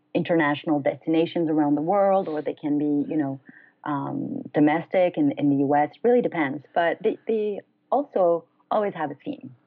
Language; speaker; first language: English; non-native, fluent; French